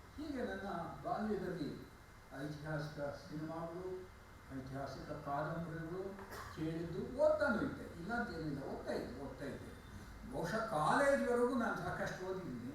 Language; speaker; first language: Kannada; non-native, local second language; Telugu